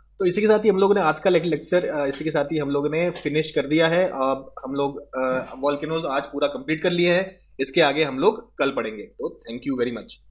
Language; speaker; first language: Hindi; native; Hindi